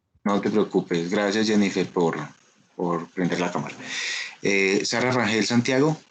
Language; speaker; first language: Spanish; native; Spanish